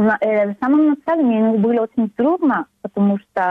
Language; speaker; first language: Russian; non-native, learner; Spanish